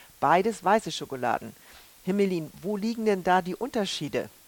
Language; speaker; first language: German; native; German